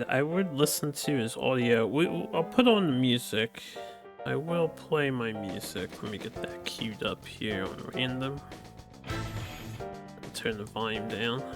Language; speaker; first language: English; native; English